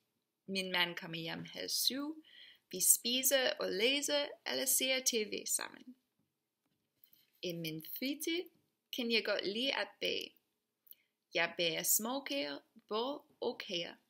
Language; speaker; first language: Danish; non-native, learner; English